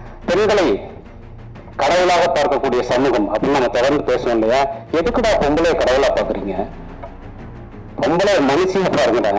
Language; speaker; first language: Tamil; native; Tamil